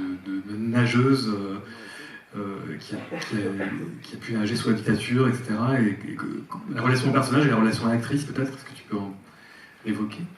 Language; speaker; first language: French; native; French